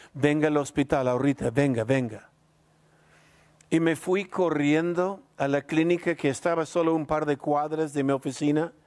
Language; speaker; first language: Spanish; non-native, fluent; English